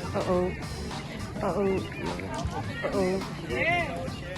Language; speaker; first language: English; non-native, learner; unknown